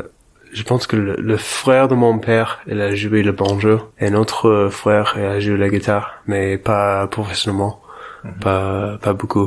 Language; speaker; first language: French; non-native, learner; English